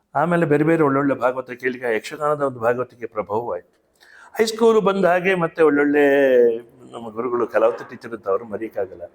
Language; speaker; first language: Kannada; native; Kannada